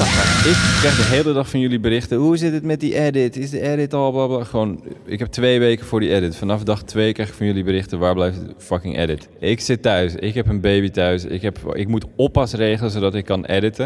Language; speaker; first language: Dutch; native; Dutch